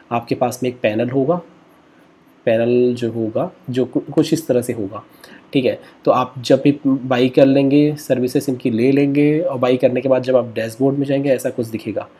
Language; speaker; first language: Hindi; native; Hindi